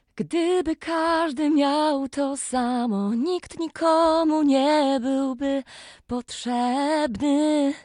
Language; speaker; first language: Polish; non-native, local second language; Kashubian